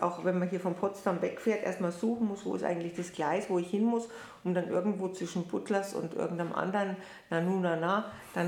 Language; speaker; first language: German; native; German